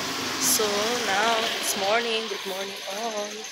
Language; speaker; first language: English; non-native, local second language; Filipino